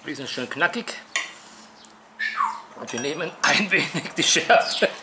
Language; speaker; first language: German; native; German